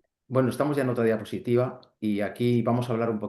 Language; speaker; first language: Spanish; native; Spanish